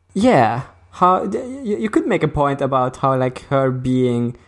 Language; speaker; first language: English; early bilingual, other home language; Hungarian